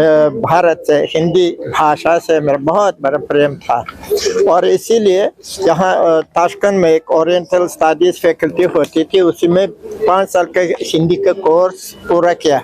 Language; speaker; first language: Hindi; non-native, fluent; Uzbek